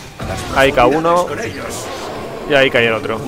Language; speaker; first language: Spanish; native; Spanish